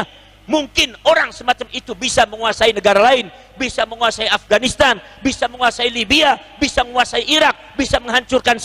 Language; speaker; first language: Indonesian; non-native, local second language; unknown